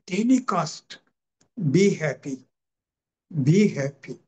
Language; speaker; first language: English; non-native, local second language; Tamil